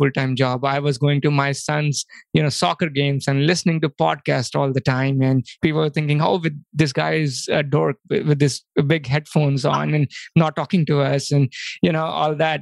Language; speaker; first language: English; non-native, local second language; Hindi